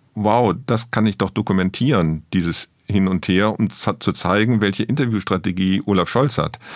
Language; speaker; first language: German; native; German